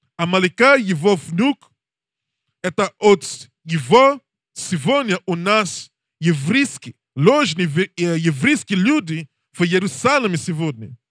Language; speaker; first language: Russian; non-native, learner; English